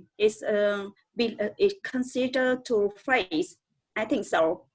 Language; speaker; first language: English; non-native, learner; Vietnamese